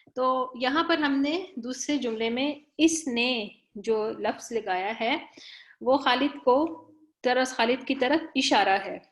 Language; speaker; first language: Urdu; native; Urdu